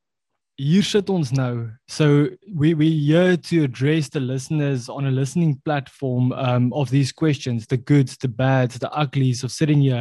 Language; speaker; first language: English; non-native, local second language; Afrikaans